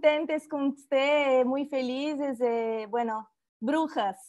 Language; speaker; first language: Spanish; non-native, learner; Portuguese